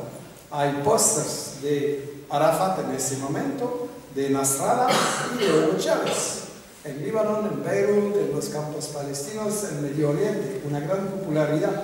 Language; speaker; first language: Spanish; non-native, fluent; French